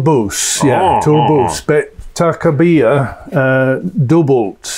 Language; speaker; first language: Latvian; non-native, learner; English